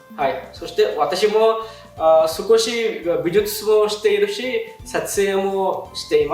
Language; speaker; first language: Japanese; non-native, fluent; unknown